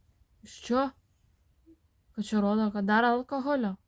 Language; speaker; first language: Lithuanian; native; Lithuanian